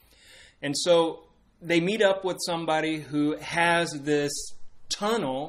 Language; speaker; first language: English; native; English